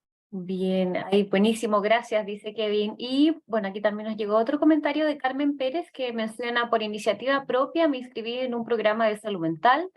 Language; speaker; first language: Spanish; native; Spanish